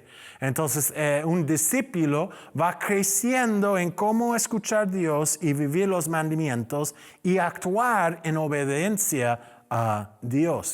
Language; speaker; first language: Spanish; non-native, learner; English